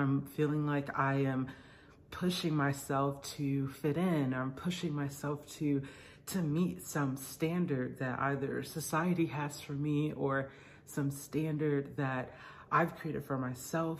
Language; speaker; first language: English; native; English